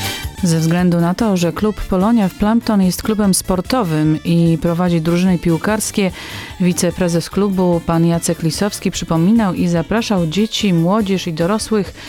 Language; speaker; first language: Polish; native; Polish